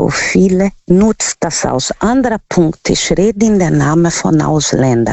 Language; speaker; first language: German; non-native, learner; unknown